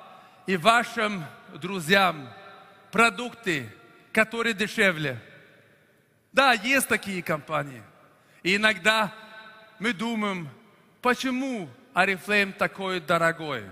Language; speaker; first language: Russian; non-native, fluent; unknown